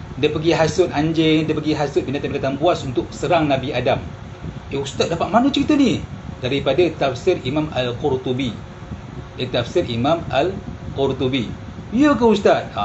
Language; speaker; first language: Malay; early bilingual, heritage; Malay